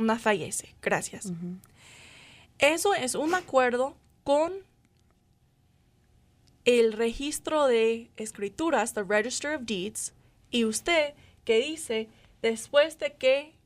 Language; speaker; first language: Spanish; non-native, learner; English